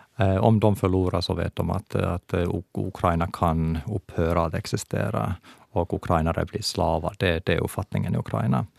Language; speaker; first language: Swedish; native; Swedish